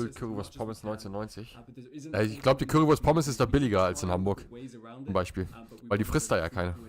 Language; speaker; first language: German; native; German